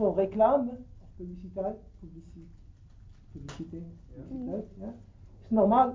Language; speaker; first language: Dutch; non-native, learner; Arabic